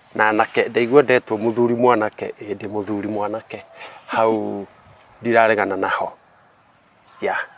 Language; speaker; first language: Kikuyu; native; Kikuyu